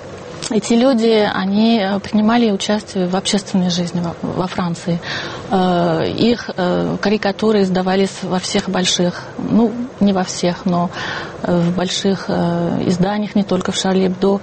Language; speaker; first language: Russian; non-native, fluent; French